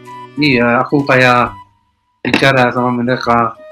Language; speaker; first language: Indonesian; non-native, fluent; Hebrew